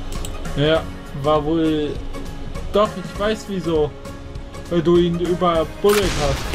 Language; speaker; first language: German; native; German